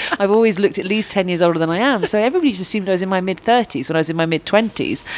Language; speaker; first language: English; native; English